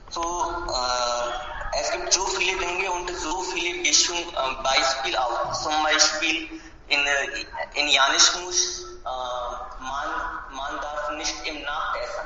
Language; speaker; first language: German; non-native, learner; Hindi